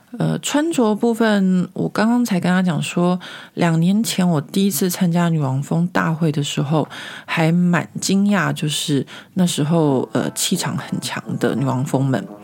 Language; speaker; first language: Chinese; native; Chinese